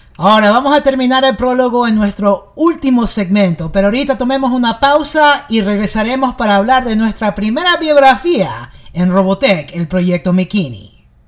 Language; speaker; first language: Spanish; early bilingual, heritage; English